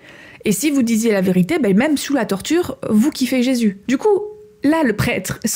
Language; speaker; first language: French; native; French